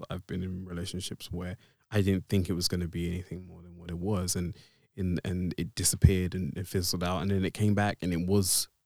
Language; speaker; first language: English; native; English